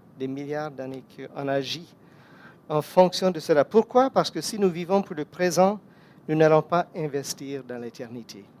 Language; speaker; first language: French; non-native, fluent; English